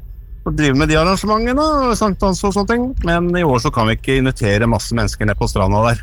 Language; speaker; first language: Norwegian; native; Norwegian